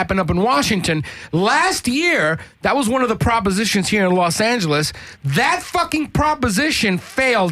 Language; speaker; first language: English; native; English